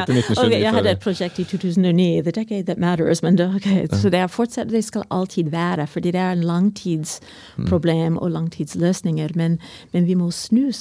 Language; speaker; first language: Norwegian; non-native, fluent; English